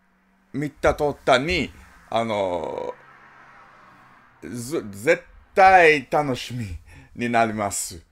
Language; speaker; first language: Japanese; non-native, learner; English